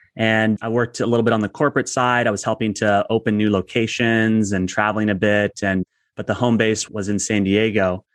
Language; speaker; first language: English; native; English